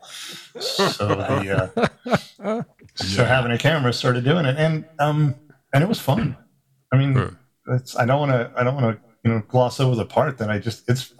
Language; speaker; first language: English; native; English